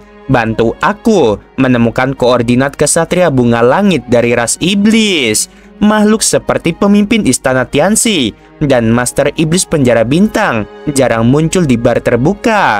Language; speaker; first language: Indonesian; native; Indonesian